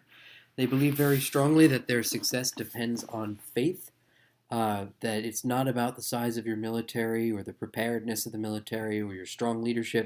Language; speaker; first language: English; native; English